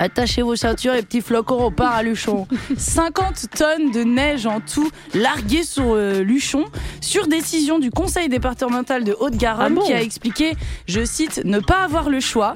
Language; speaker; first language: French; native; French